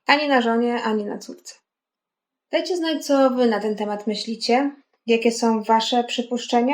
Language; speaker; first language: Polish; native; Polish